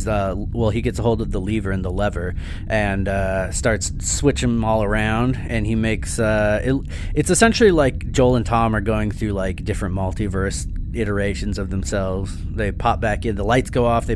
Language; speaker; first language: English; native; English